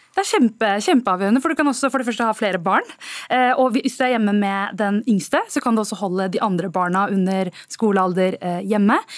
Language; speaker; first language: Norwegian; early bilingual, other home language; Tamil